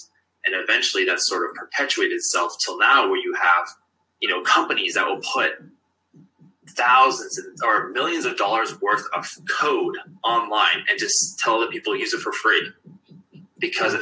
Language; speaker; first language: English; native; English